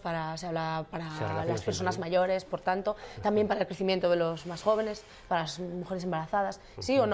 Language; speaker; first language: Spanish; native; Spanish